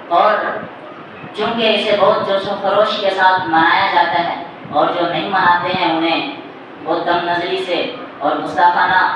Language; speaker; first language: Urdu; native; Urdu